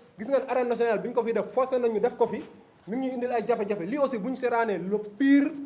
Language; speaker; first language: Wolof; native; Wolof